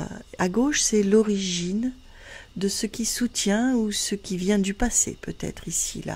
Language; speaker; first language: French; native; French